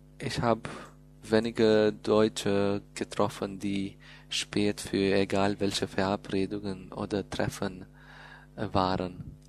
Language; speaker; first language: German; non-native, fluent; Albanian